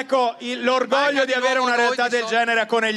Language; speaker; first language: Italian; native; Italian